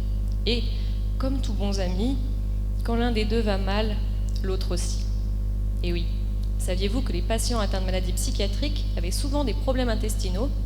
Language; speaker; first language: French; native; French